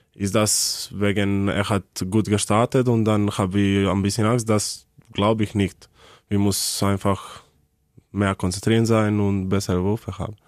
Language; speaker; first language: German; non-native, learner; Croatian